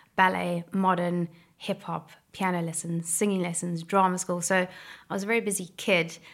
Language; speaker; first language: English; native; English